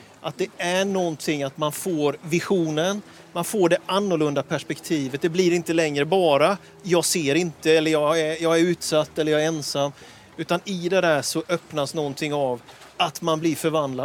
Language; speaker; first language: Swedish; native; Swedish